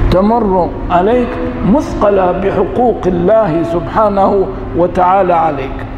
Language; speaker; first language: Arabic; early bilingual, other home language; Kurdish